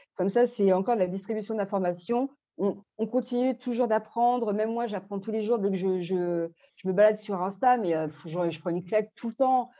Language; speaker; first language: French; native; French